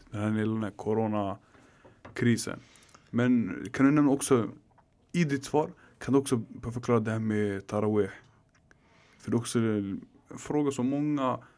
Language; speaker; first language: Swedish; early bilingual, other home language; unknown